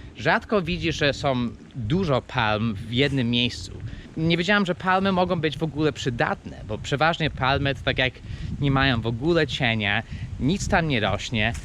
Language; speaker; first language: Polish; non-native, fluent; English